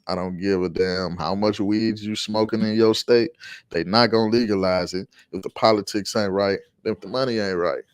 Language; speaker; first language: English; native; English